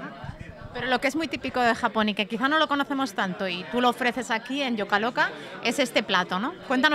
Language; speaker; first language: Spanish; native; Spanish